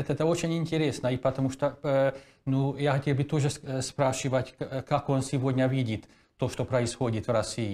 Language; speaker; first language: Russian; non-native, fluent; Hungarian